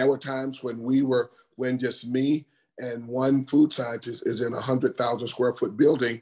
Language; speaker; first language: English; native; English